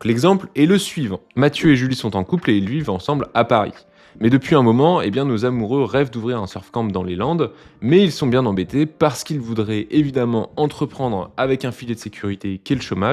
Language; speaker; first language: French; native; French